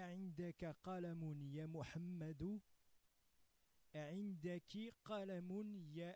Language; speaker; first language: Arabic; non-native, learner; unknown